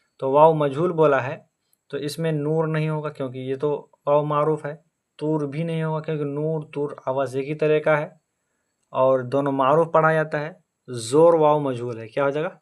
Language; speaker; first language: Hindi; native; Hindi